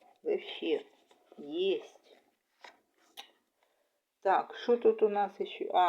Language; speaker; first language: Russian; native; Russian